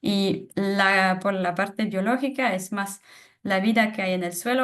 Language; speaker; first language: Spanish; non-native, fluent; French